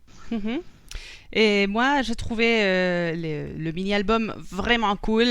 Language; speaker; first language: French; non-native, fluent; Spanish